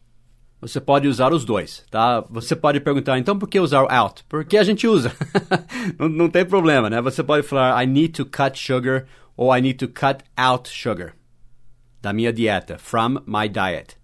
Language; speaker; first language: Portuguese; non-native, fluent; English